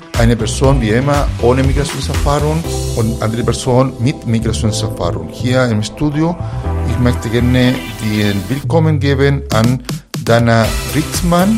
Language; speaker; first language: German; non-native, fluent; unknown